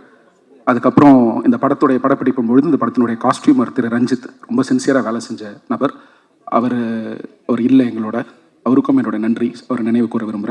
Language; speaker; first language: Tamil; native; Tamil